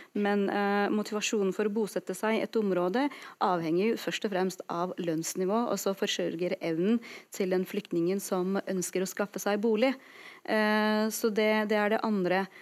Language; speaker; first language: Norwegian; non-native, fluent; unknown